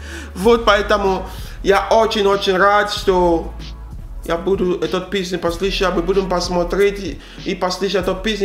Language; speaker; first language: Russian; non-native, learner; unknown